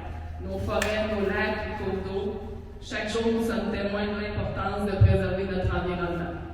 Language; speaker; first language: French; native; French